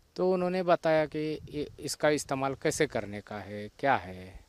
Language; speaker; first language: Hindi; non-native, local second language; Marathi